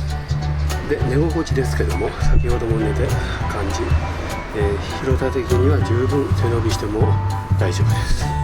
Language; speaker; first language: Japanese; native; Japanese